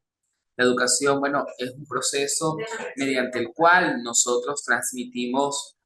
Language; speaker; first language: Spanish; native; Spanish